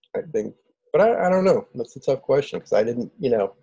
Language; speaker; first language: English; native; English